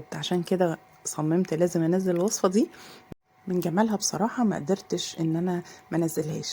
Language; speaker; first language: Arabic; native; Arabic